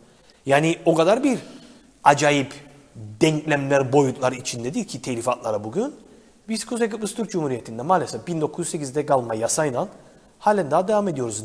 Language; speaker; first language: Turkish; native; Turkish